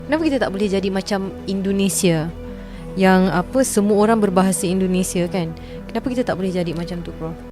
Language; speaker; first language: Malay; native; Malay